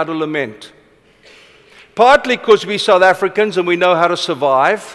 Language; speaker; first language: English; non-native, local second language; Afrikaans